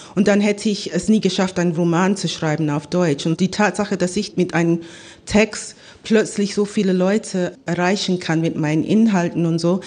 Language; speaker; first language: German; non-native, fluent; English